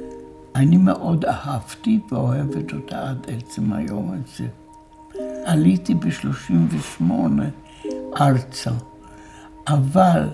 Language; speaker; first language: Hebrew; non-native, fluent; Polish